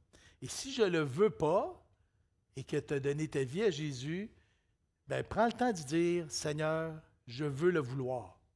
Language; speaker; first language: French; native; French